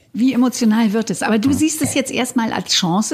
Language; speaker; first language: German; native; German